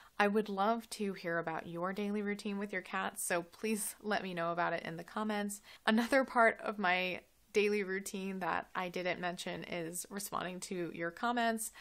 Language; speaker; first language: English; native; English